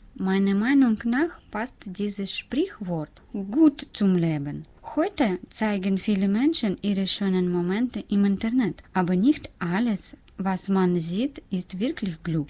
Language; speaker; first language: German; non-native, learner; Russian